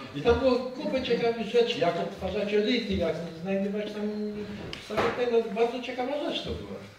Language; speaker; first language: Polish; native; Polish